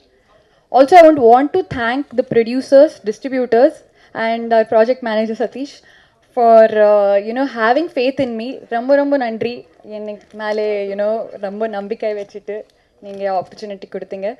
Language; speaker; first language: Tamil; non-native, local second language; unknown